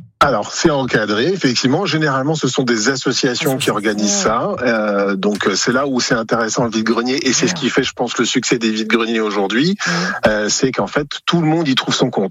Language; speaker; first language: French; native; French